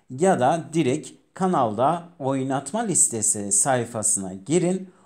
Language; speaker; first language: Turkish; non-native, fluent; Persian